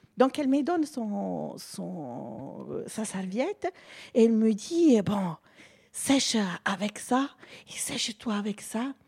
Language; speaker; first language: French; non-native, fluent; Italian